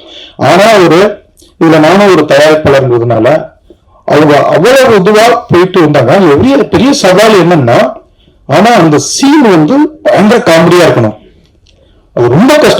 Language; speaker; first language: Tamil; native; Tamil